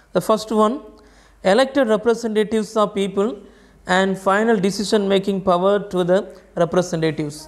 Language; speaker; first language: English; non-native, local second language; Tamil